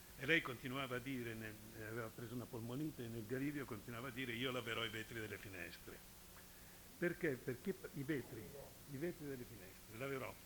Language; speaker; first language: Italian; native; Italian